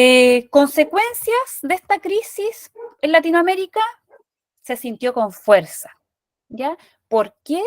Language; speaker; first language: Spanish; native; Spanish